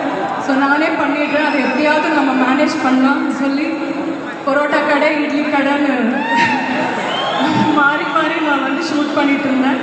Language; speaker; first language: Tamil; non-native, local second language; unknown